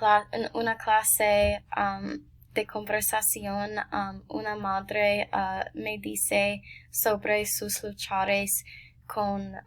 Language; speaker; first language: Spanish; non-native, learner; English